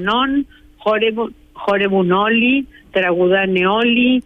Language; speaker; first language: Greek; early bilingual, heritage; Greek